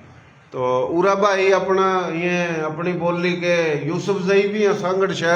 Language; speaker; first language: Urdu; non-native, local second language; Haryanvi